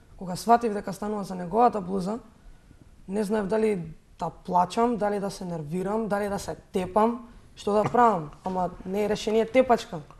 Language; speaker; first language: Macedonian; native; Macedonian